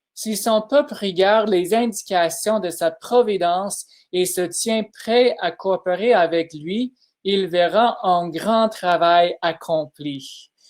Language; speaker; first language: French; non-native, fluent; English